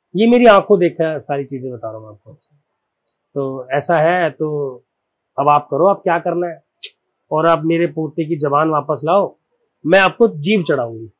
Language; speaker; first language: Hindi; native; Hindi